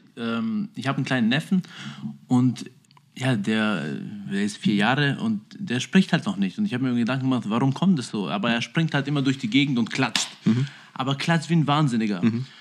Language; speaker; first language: German; early bilingual, other home language; Albanian